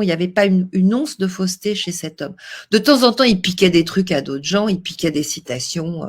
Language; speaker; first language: French; native; French